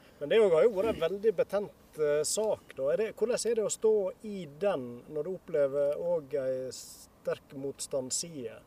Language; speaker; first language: Norwegian; native; Norwegian